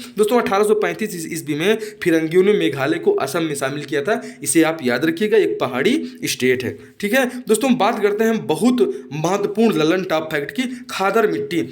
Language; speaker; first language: Hindi; native; Hindi